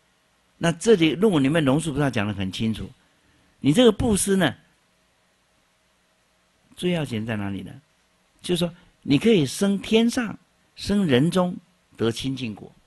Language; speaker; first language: Chinese; native; Chinese